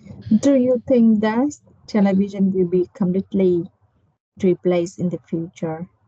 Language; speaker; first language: English; non-native, learner; Vietnamese